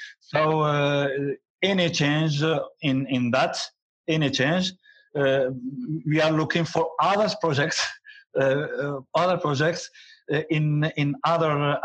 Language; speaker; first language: English; non-native, learner; Arabic